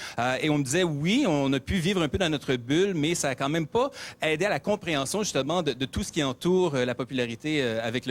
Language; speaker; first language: French; native; French